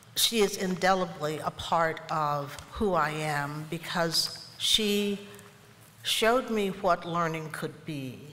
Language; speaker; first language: English; native; English